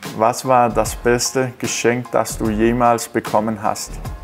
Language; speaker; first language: German; non-native, learner; Danish